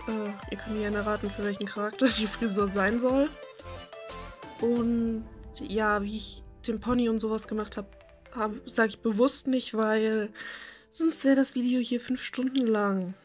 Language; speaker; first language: German; native; German